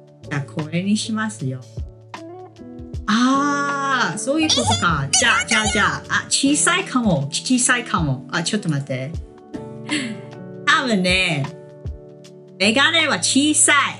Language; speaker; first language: Japanese; non-native, learner; English